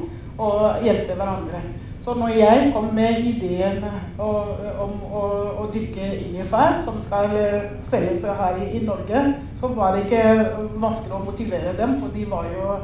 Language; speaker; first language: Norwegian; non-native, fluent; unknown